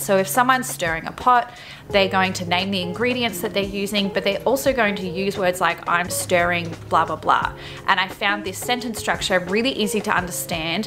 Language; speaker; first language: English; native; English